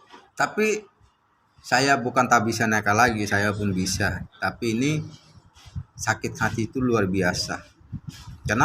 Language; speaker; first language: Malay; non-native, learner; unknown